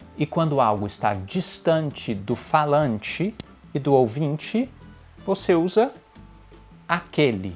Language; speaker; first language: Portuguese; native; Portuguese